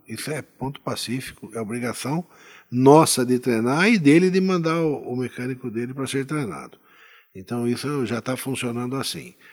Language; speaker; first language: Portuguese; native; Portuguese